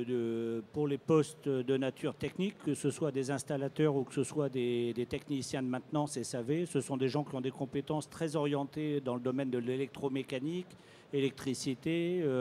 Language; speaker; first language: French; native; French